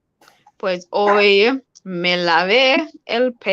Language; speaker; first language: Spanish; non-native, fluent; English